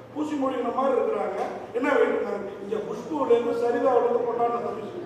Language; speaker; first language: Tamil; native; Tamil